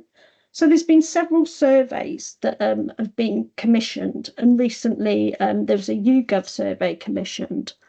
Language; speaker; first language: English; native; English